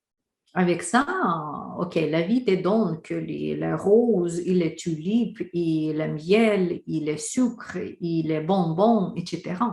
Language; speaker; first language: French; non-native, fluent; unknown